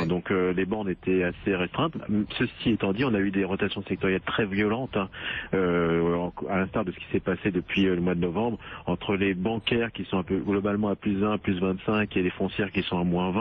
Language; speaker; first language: French; native; French